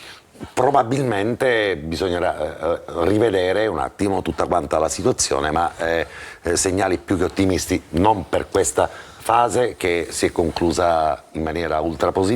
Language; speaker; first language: Italian; native; Italian